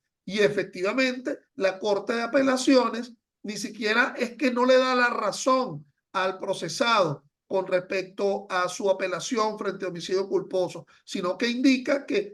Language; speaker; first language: Spanish; native; Spanish